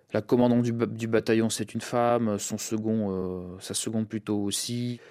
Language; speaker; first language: French; early bilingual, other home language; Russian